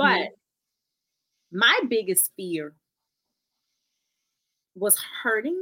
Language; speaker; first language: English; native; English